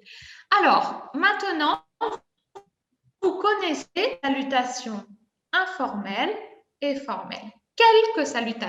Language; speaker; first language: French; non-native, fluent; Spanish